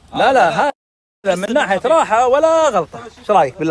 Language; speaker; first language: Arabic; native; Arabic